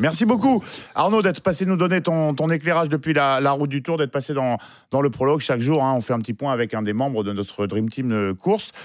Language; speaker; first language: French; native; French